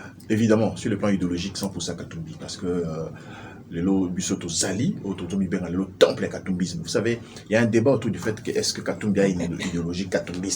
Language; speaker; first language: French; non-native, local second language; Lingala